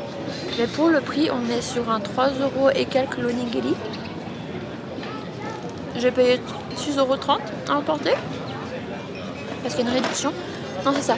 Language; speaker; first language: French; native; French